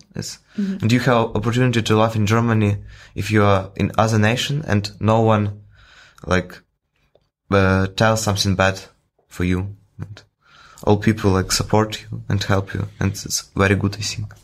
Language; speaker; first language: English; non-native, fluent; Ukrainian